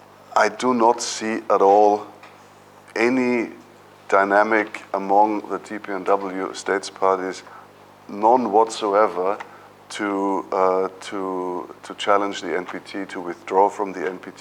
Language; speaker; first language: English; non-native, fluent; German